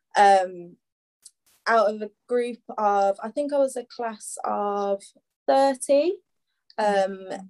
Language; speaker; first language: English; native; English